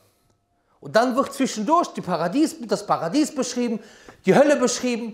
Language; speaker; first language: German; native; German